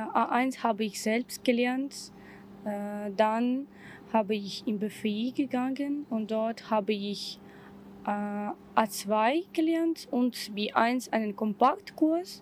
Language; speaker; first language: German; non-native, learner; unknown